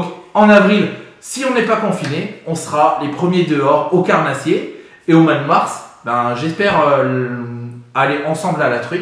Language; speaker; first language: French; native; French